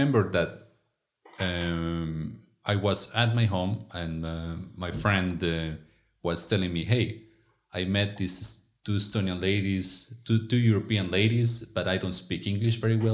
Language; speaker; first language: English; non-native, fluent; Spanish